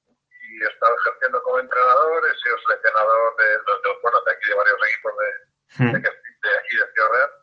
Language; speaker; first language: Spanish; native; Spanish